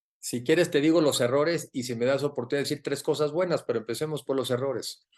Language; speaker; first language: Spanish; native; Spanish